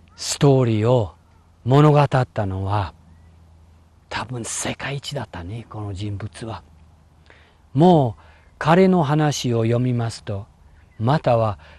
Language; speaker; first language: Japanese; non-native, fluent; English